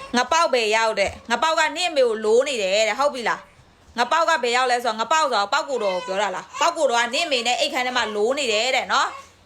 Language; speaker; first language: Burmese; non-native, local second language; Karen languages